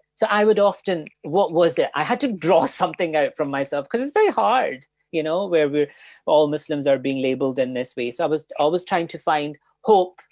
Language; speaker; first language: English; native; English